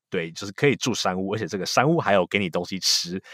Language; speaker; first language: Chinese; native; Chinese